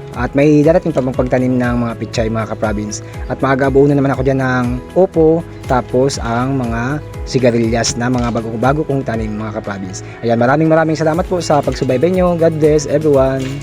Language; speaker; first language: Filipino; non-native, local second language; Bikol